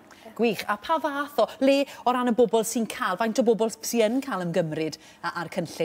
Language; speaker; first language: Welsh; native; Welsh